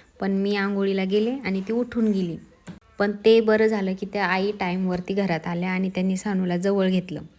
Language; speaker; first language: Marathi; native; Marathi